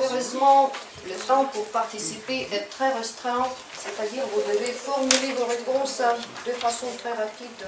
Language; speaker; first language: French; non-native, fluent; Ukrainian